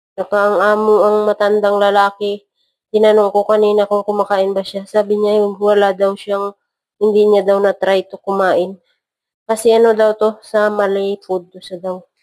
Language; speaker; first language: Filipino; non-native, local second language; Hiligaynon